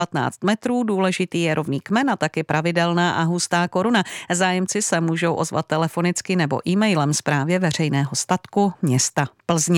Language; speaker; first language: Czech; native; Czech